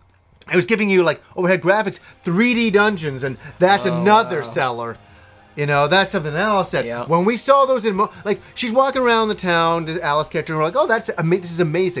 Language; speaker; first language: English; native; English